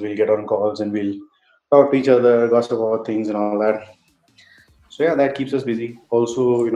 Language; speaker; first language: English; non-native, local second language; Hindi